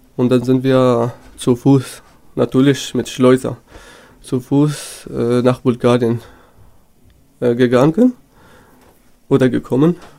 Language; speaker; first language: German; non-native, fluent; Kurdish